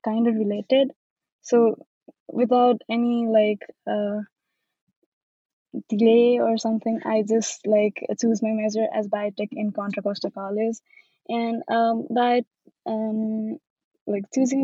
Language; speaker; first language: English; non-native, local second language; Nepali